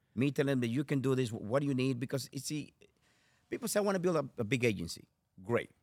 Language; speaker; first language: English; non-native, fluent; Spanish